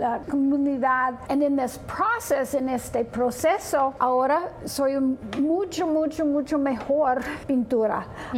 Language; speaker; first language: Spanish; non-native, learner; English